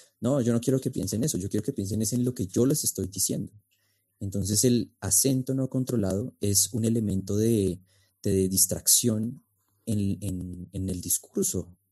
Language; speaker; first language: Spanish; native; Spanish